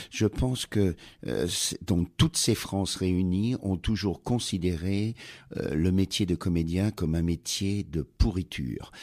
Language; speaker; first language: French; native; French